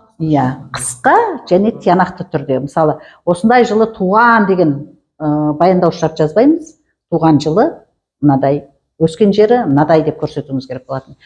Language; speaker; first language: Kazakh; native; Kazakh